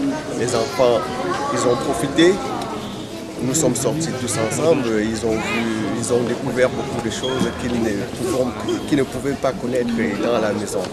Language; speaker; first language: French; non-native, fluent; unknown